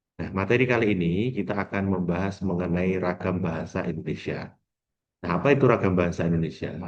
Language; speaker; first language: Indonesian; non-native, local second language; Javanese